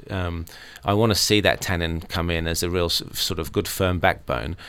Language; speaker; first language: English; native; English